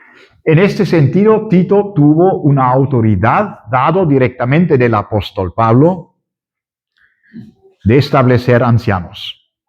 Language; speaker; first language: Spanish; non-native, fluent; German